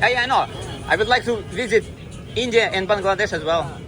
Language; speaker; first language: English; non-native, fluent; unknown